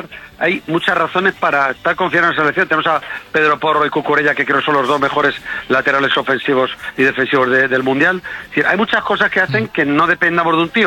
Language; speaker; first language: Spanish; native; Spanish